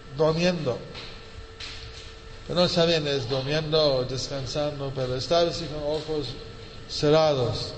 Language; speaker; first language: Spanish; non-native, fluent; English